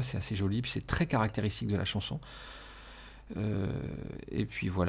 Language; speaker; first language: French; native; French